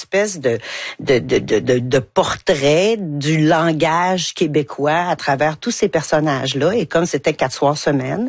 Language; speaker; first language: French; native; French